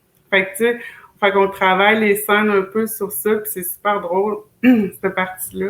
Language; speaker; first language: French; native; French